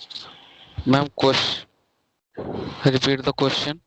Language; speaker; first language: English; non-native, learner; Hindi